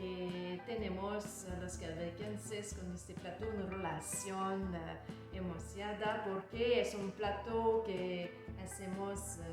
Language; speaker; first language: Spanish; non-native, learner; French